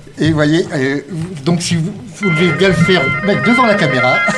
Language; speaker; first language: French; native; French